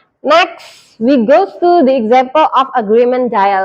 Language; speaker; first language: English; non-native, fluent; Indonesian